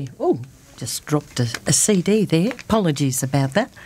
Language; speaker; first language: English; native; English